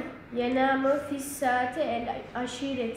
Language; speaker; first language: Arabic; non-native, learner; Turkish